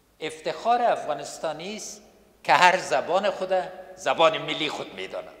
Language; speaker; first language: Persian; non-native, local second language; Pashto